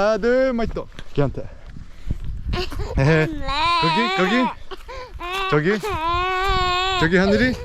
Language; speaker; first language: Korean; non-native, learner; English